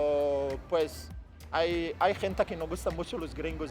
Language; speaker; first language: Spanish; non-native, fluent; Arabic